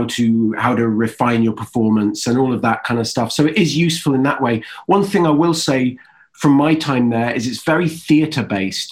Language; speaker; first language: English; native; English